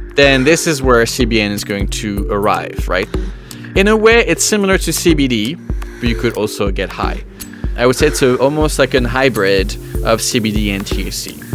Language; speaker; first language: English; non-native, fluent; French